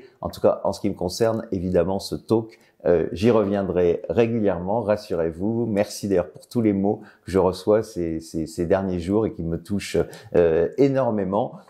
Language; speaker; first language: French; native; French